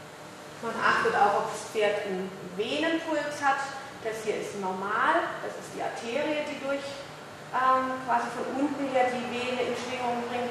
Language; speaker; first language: German; native; German